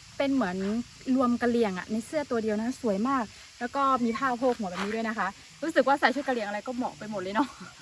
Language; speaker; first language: Thai; non-native, local second language; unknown